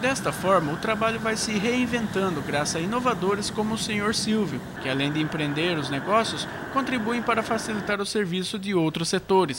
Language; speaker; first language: Portuguese; native; Portuguese